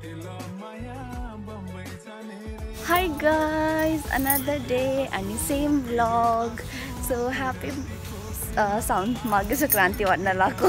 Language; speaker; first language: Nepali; early bilingual, heritage; Hindi